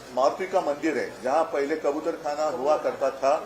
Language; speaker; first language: Hindi; non-native, local second language; Marathi